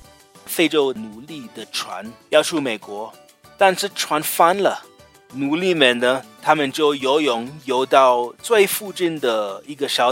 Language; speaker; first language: Chinese; non-native, fluent; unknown